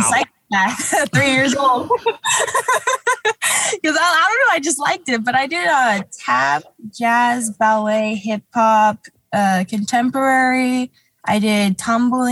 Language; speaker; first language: English; native; English